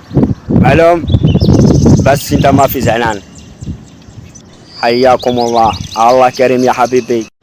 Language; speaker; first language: Arabic; non-native, learner; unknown